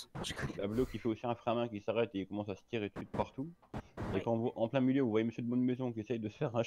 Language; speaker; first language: French; native; French